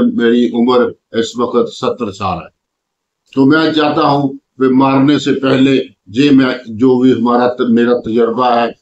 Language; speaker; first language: Urdu; non-native, local second language; Punjabi